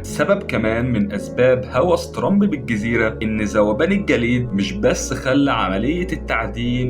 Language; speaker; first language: Arabic; native; Arabic